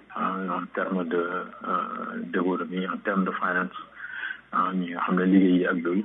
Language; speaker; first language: French; non-native, local second language; Wolof